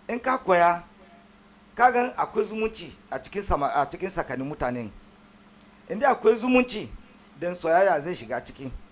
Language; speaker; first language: Hausa; non-native, local second language; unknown